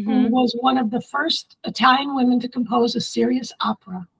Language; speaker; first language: English; early bilingual, other home language; Italian